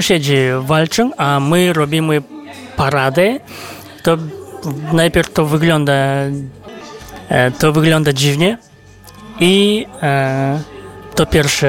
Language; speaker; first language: Polish; non-native, fluent; Kazakh